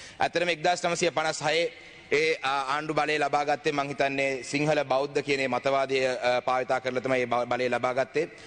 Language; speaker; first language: Sinhala; non-native, local second language; Tamil